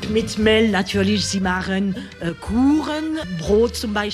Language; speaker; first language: German; non-native, learner; French